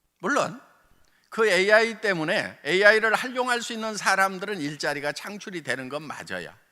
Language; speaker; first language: Korean; native; Korean